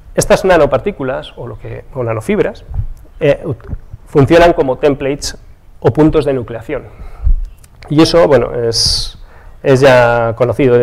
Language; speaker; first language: Spanish; native; Spanish